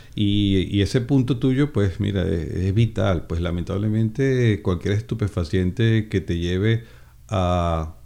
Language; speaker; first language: Spanish; native; Spanish